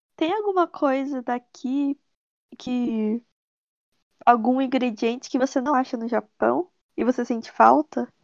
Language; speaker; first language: Portuguese; native; Portuguese